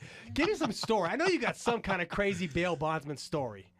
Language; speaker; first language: English; native; English